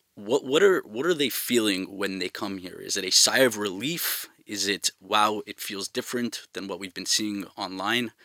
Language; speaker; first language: English; native; English